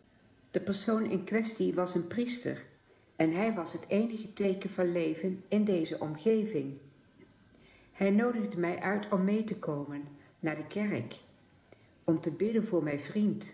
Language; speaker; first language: Dutch; native; Dutch